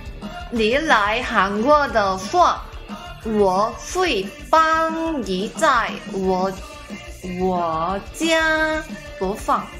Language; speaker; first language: Chinese; non-native, learner; Korean